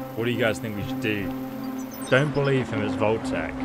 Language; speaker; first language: English; native; English